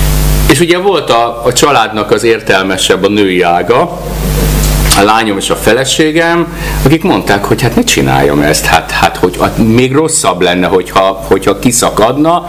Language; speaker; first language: Hungarian; native; Hungarian